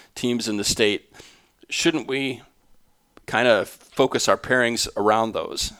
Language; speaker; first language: English; native; English